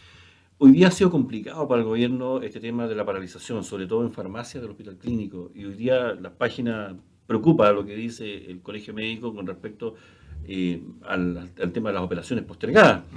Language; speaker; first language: Spanish; native; Spanish